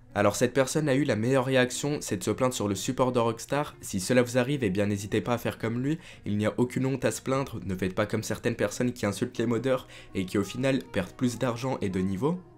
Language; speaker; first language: French; native; French